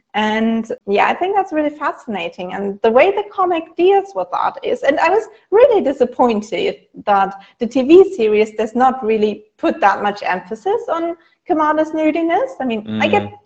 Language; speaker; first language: English; non-native, fluent; German